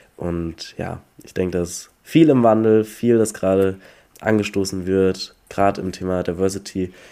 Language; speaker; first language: German; native; German